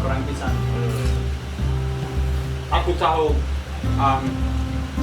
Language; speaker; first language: Indonesian; non-native, learner; English